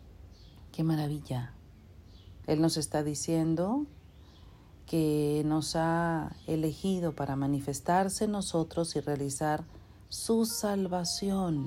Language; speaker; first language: Spanish; native; Spanish